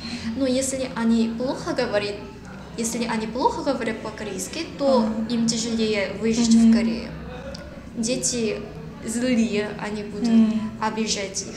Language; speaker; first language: Russian; non-native, learner; Korean